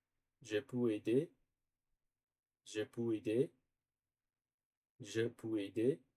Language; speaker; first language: French; non-native, learner; Portuguese